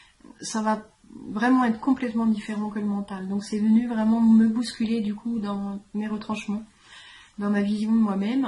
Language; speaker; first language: French; native; French